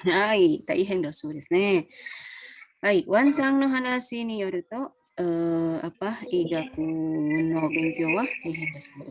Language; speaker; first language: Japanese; non-native, fluent; Indonesian